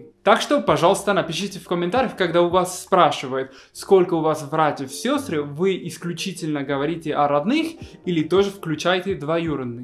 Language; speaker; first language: Russian; non-native, fluent; Spanish